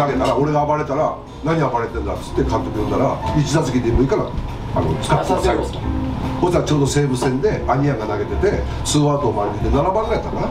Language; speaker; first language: Japanese; native; Japanese